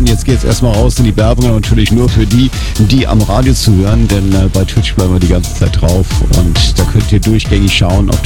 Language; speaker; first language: German; native; German